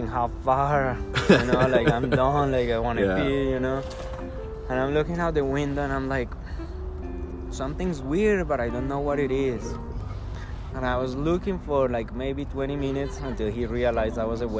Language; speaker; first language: English; non-native, fluent; Spanish